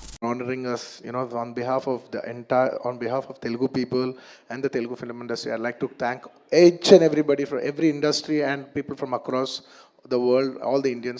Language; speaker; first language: English; non-native, local second language; Telugu